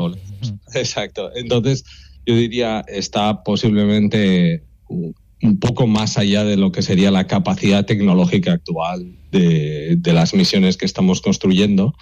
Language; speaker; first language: Spanish; native; Spanish